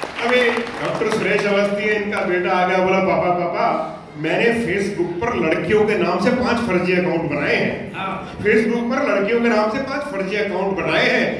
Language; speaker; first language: Hindi; non-native, local second language; Punjabi